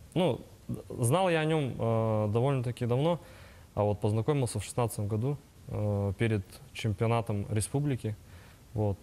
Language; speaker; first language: Russian; native; Russian